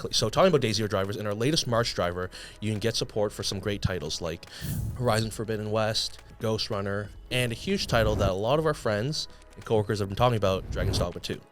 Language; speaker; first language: English; native; English